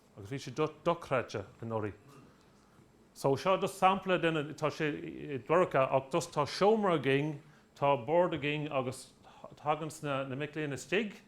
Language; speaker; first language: Irish; non-native, local second language; English